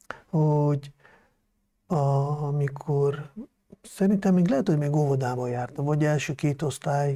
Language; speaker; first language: Hungarian; non-native, local second language; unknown